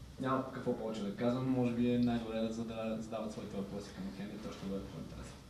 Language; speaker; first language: Bulgarian; native; Bulgarian